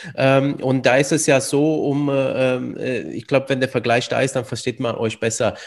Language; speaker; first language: German; early bilingual, other home language; Romanian